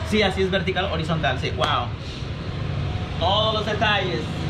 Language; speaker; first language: Spanish; native; Spanish